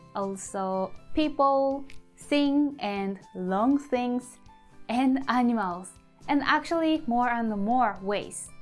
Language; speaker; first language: English; non-native, fluent; Japanese